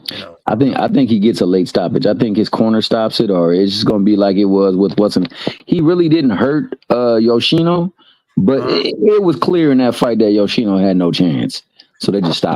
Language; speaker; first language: English; native; English